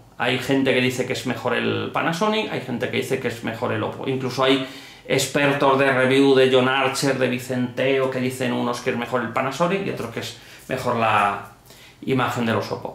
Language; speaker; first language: Spanish; native; Spanish